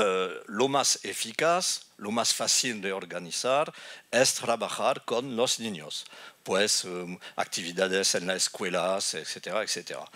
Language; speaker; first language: Spanish; non-native, fluent; French